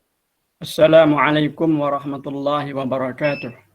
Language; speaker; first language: Arabic; non-native, fluent; Malay